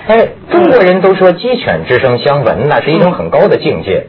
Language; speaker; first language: Chinese; native; Chinese